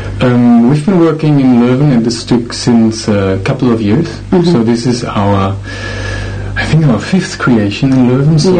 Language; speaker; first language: English; non-native, fluent; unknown